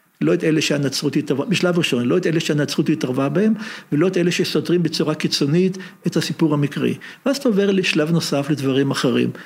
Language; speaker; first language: Hebrew; native; Hebrew